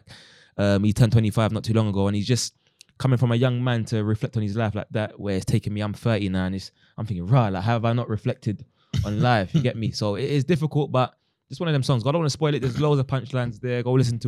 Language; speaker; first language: English; native; English